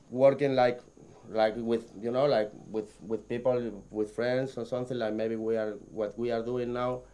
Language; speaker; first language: English; non-native, learner; Spanish